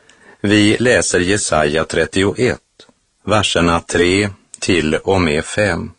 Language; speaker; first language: Swedish; native; Swedish